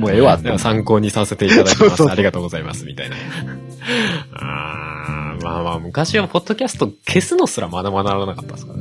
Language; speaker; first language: Japanese; native; Japanese